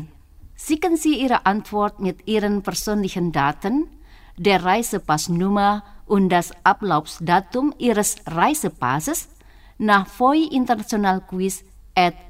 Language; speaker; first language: German; non-native, fluent; Indonesian